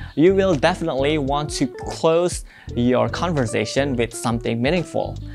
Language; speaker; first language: English; non-native, fluent; Indonesian